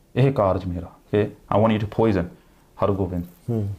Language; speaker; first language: Punjabi; early bilingual, heritage; Punjabi